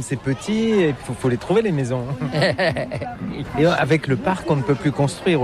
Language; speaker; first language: French; native; French